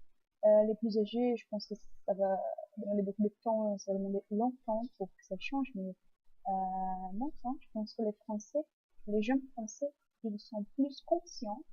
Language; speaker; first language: French; non-native, fluent; Portuguese